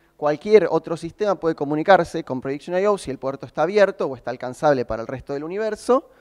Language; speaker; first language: Spanish; native; Spanish